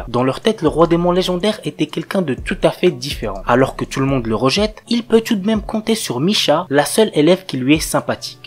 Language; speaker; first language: French; native; French